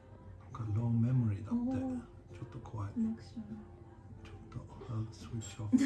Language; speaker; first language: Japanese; non-native, fluent; Swedish